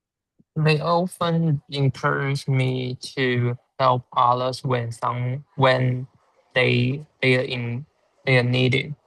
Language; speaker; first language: English; non-native, learner; Chinese